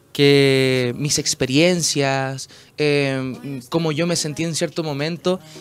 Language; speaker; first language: Spanish; native; Spanish